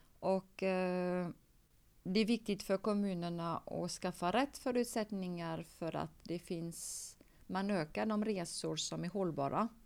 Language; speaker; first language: Swedish; non-native, fluent; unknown